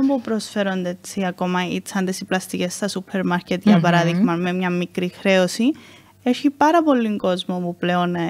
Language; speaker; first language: Greek; native; Greek